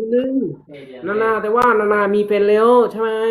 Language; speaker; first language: Thai; non-native, learner; Korean